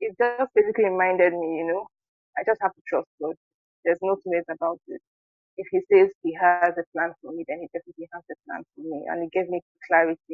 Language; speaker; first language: English; non-native, local second language; Igbo